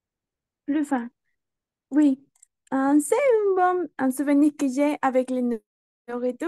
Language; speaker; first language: French; non-native, learner; Spanish